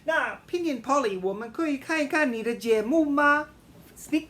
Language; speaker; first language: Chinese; non-native, fluent; English